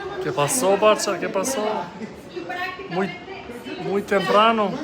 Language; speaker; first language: Spanish; non-native, learner; Albanian